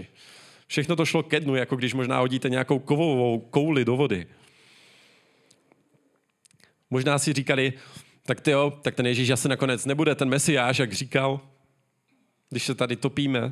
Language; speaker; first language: Czech; native; Czech